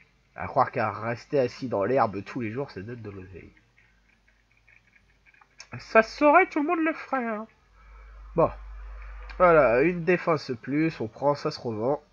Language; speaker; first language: French; native; French